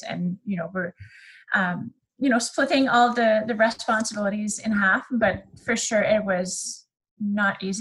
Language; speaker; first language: English; non-native, fluent; French